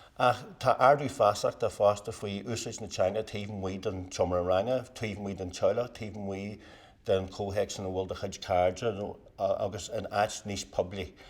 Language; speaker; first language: Irish; native; Irish